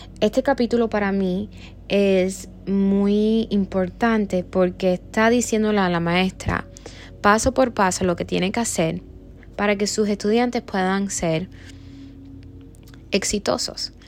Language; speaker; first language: Spanish; early bilingual, heritage; Spanish